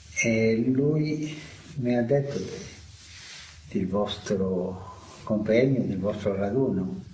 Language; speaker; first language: Italian; early bilingual, heritage; Italian